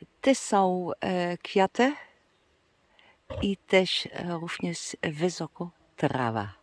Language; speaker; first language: Polish; non-native, learner; Dutch